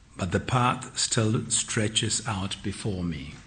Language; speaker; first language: English; non-native, local second language; Akan